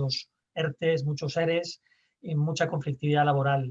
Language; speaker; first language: Spanish; native; Spanish